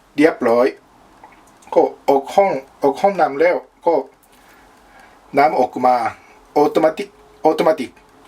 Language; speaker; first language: Thai; non-native, learner; Japanese